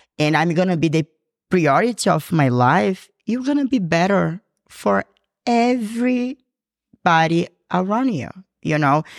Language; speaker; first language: English; non-native, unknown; Portuguese